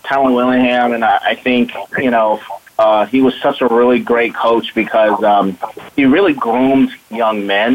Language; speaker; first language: English; native; English